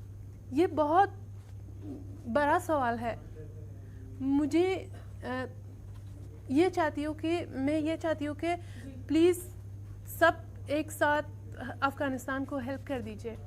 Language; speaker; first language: Hindi; non-native, learner; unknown